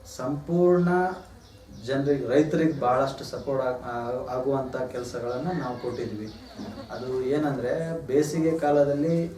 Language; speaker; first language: Kannada; non-native, local second language; Lambadi